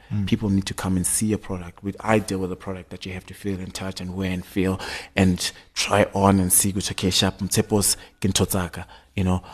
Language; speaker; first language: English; non-native, local second language; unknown